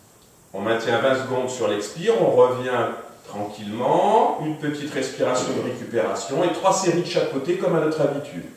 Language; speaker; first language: French; native; French